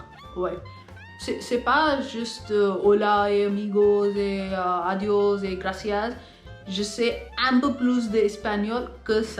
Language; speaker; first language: French; non-native, learner; Hindi